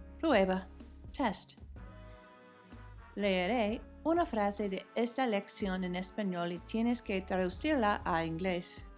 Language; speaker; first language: Spanish; non-native, fluent; English